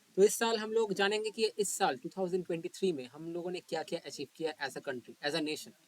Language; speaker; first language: Hindi; non-native, local second language; Bangla